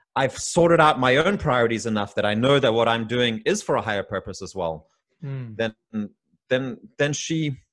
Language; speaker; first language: English; native; English